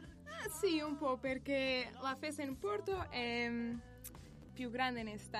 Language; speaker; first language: Italian; non-native, learner; Portuguese